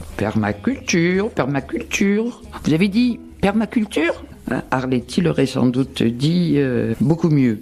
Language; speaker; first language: French; native; French